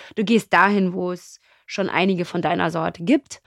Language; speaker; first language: German; native; German